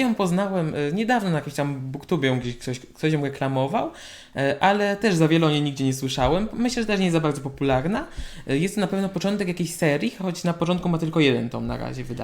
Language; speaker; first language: Polish; native; Polish